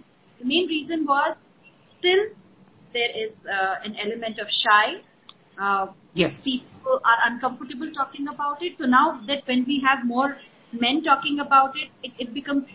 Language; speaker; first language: English; non-native, local second language; Hindi